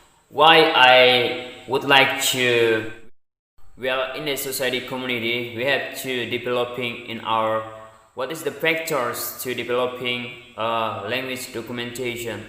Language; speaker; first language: English; non-native, learner; Indonesian